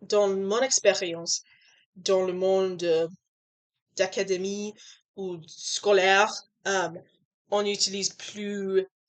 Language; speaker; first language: French; non-native, learner; English